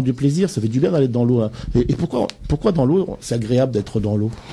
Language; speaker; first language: French; native; French